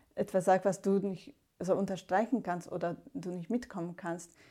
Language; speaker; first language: German; non-native, fluent; Slovak